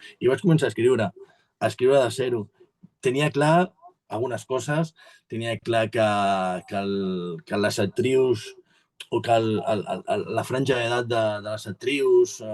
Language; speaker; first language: Catalan; native; Catalan